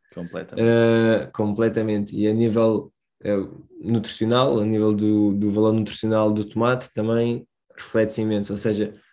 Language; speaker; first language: Portuguese; early bilingual, other home language; Romanian